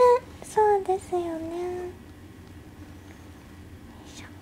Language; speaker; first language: Japanese; native; Japanese